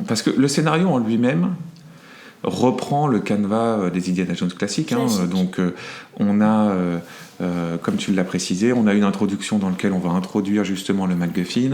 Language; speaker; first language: French; native; French